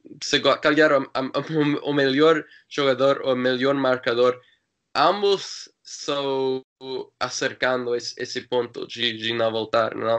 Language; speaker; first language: Portuguese; non-native, learner; English